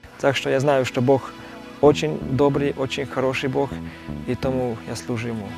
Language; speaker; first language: Russian; non-native, local second language; Romany